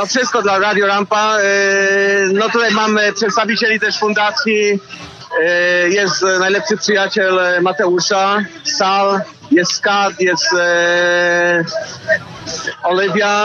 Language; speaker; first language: Polish; early bilingual, heritage; Polish